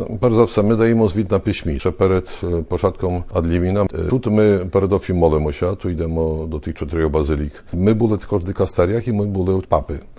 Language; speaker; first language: Ukrainian; early bilingual, heritage; Ukrainian